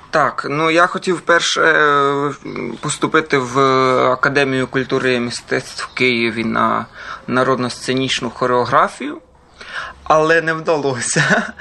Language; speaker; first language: Ukrainian; early bilingual, heritage; Croatian